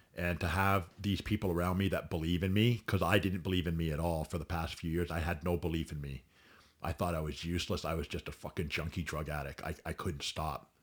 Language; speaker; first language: English; native; English